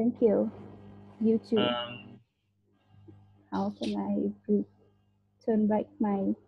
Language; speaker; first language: English; non-native, learner; Vietnamese